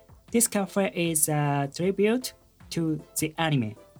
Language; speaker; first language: English; non-native, learner; Japanese